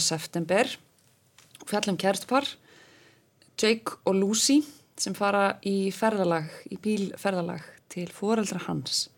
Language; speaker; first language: Icelandic; native; Icelandic